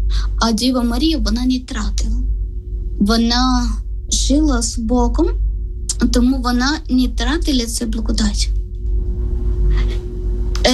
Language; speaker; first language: Ukrainian; non-native, learner; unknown